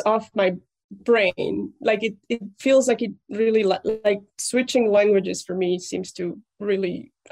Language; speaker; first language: English; non-native, fluent; Spanish